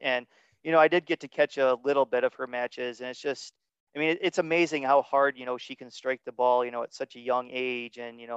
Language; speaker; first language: English; native; English